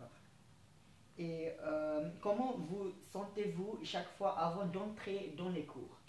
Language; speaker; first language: French; non-native, fluent; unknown